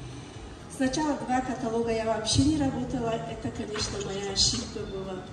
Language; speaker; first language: Russian; non-native, learner; Tajik